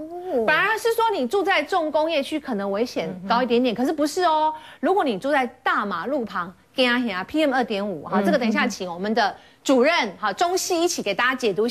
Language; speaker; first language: Chinese; native; Chinese